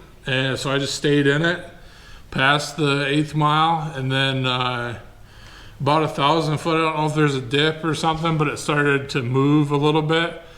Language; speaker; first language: English; native; English